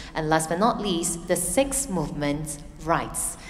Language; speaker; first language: English; non-native, local second language; Chinese